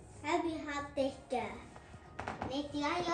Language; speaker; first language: Swedish; early bilingual, other home language; Mongolian